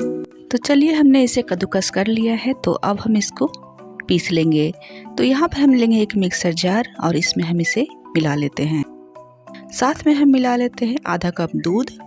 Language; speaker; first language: Hindi; native; Hindi